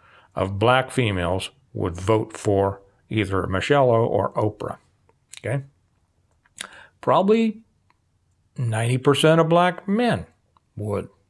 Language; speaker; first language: English; native; English